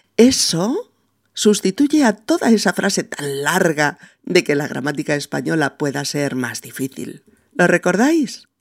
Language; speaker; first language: Spanish; native; Spanish